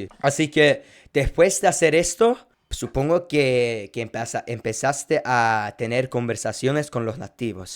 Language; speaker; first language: Spanish; non-native, fluent; English